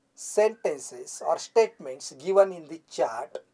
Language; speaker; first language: English; non-native, local second language; Marathi